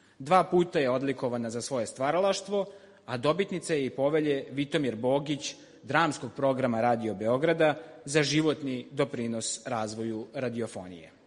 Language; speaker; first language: Serbian; native; Serbian